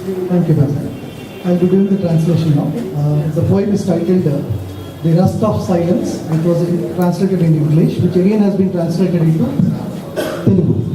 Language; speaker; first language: English; non-native, local second language; Telugu